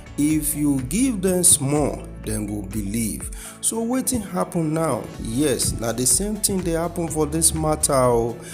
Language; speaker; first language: Nigerian Pidgin; non-native, local second language; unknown